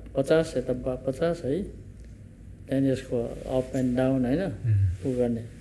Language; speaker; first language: Nepali; native; Nepali